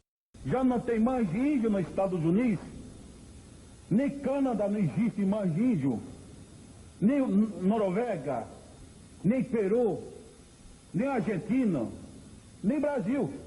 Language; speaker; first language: Portuguese; non-native, local second language; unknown